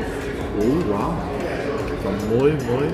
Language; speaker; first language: Spanish; non-native, learner; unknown